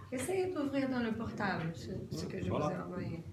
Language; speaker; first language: French; non-native, fluent; Portuguese